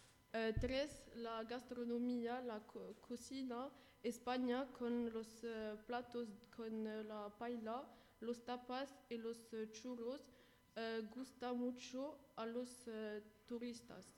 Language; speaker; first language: Spanish; non-native, learner; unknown